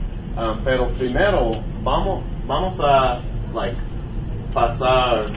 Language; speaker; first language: Spanish; non-native, learner; English